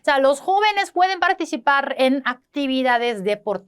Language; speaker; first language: Spanish; non-native, fluent; Korean